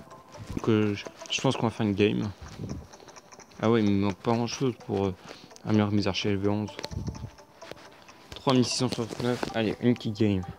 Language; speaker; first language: French; native; French